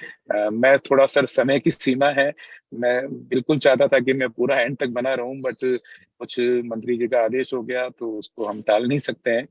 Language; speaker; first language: Hindi; native; Hindi